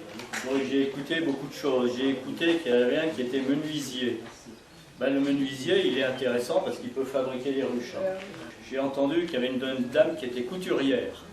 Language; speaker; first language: French; native; French